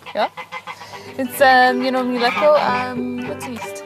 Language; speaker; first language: Czech; non-native, learner; English